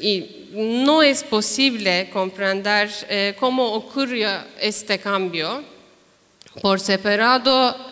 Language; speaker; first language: Spanish; non-native, fluent; Turkish